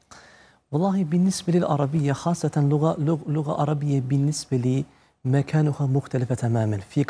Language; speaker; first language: Arabic; non-native, fluent; Turkish